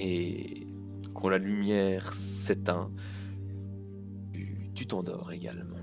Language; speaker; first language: French; native; French